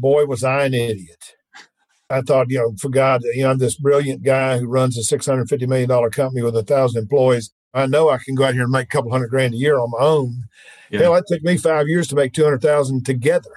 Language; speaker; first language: English; native; English